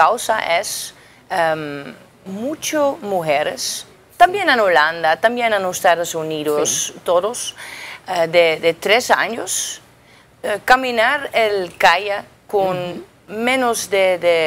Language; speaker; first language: Spanish; non-native, learner; Dutch